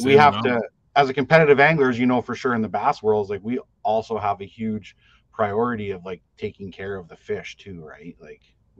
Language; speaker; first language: English; native; English